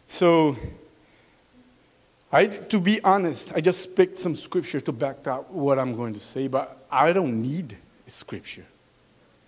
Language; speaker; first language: English; non-native, learner; Portuguese